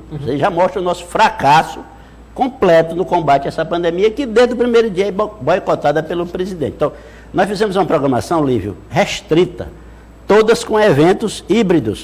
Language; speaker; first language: Portuguese; native; Portuguese